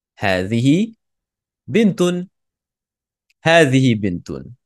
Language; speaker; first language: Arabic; non-native, fluent; English